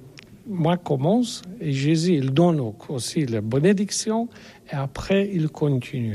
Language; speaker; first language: French; non-native, learner; Polish